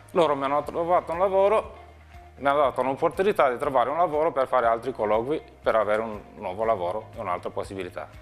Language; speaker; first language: Italian; non-native, fluent; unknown